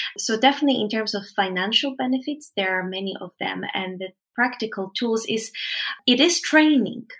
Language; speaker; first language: English; non-native, fluent; Polish